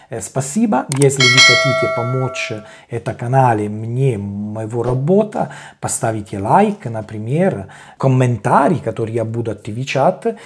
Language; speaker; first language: Russian; non-native, learner; Italian